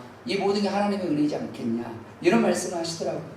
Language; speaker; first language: Korean; native; Korean